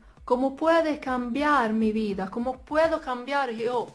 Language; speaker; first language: Spanish; non-native, fluent; Italian